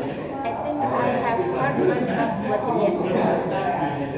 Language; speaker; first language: English; non-native, learner; Indonesian